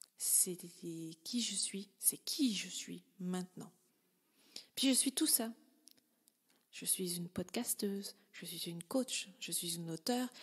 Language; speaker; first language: French; native; French